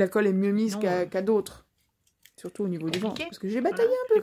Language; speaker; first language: French; native; French